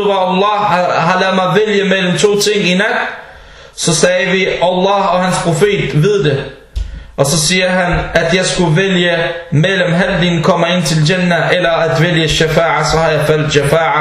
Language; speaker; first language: Danish; early bilingual, other home language; Arabic